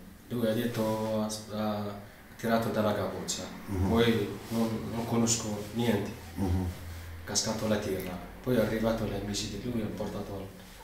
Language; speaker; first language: Italian; non-native, learner; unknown